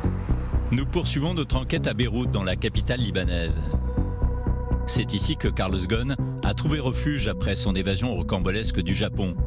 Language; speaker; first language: French; native; French